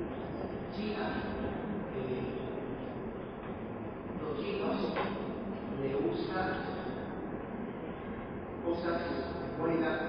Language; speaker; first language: Spanish; non-native, learner; Chinese